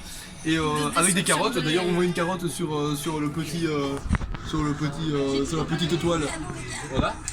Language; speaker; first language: French; native; French